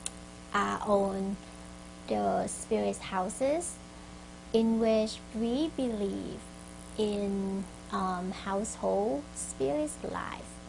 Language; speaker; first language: English; non-native, fluent; Thai